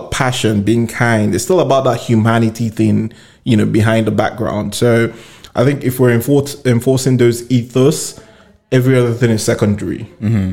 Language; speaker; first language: English; non-native, local second language; Yoruba